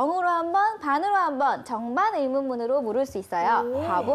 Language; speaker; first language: Korean; native; Korean